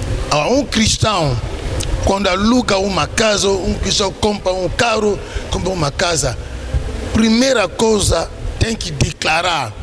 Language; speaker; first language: Portuguese; non-native, learner; Lingala